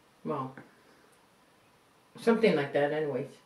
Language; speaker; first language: English; native; English